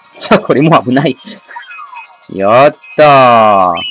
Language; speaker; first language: Japanese; non-native, learner; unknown